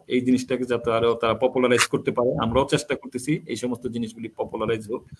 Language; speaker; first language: Bangla; native; Bangla